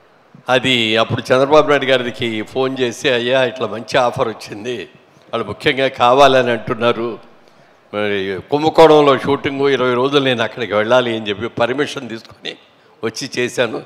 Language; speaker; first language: Telugu; native; Telugu